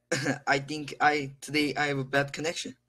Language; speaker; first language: English; non-native, learner; Korean